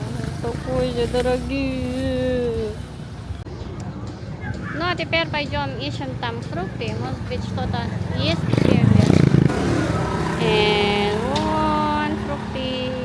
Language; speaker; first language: Russian; non-native, learner; Filipino